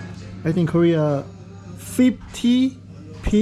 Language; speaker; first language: English; non-native, learner; Korean